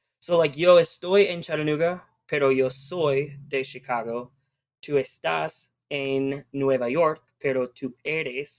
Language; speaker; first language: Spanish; non-native, fluent; English